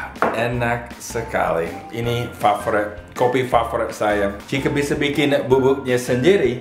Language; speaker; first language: Indonesian; non-native, fluent; English